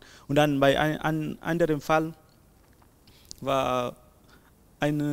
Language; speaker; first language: German; non-native, learner; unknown